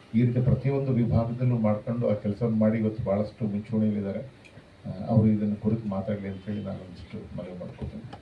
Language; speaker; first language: Kannada; native; Kannada